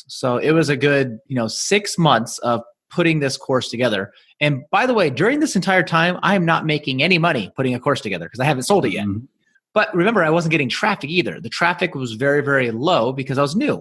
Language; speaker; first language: English; native; English